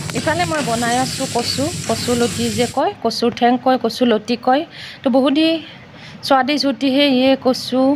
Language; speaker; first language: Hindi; non-native, local second language; Assamese